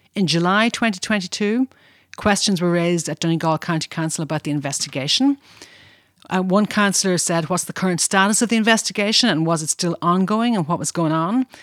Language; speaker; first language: English; native; English